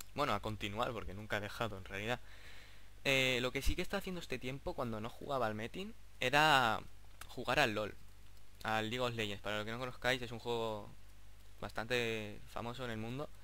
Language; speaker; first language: Spanish; native; Spanish